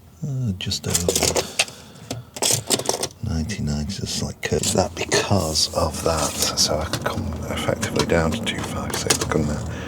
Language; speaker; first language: English; native; English